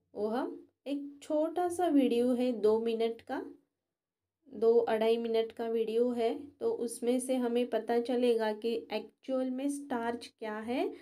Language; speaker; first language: Hindi; non-native, local second language; Marathi